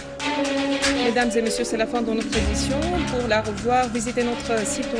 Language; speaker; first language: French; non-native, fluent; Arabic